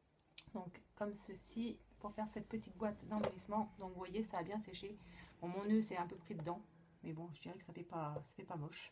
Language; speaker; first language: French; native; French